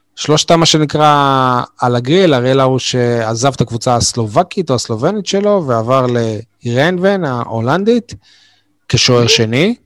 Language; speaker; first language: Hebrew; native; Hebrew